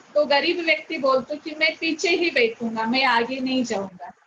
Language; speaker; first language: Hindi; non-native, local second language; Marathi